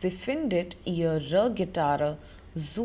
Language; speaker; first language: German; non-native, fluent; Hindi